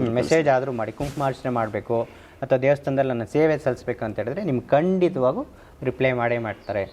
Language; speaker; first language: Kannada; native; Kannada